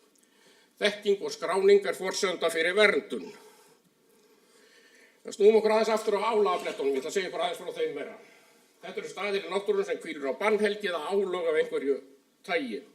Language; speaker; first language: Icelandic; native; Icelandic